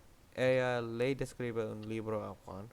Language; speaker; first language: Spanish; non-native, learner; English